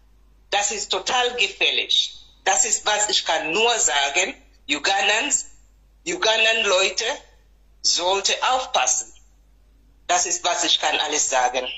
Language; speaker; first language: German; non-native, learner; Ganda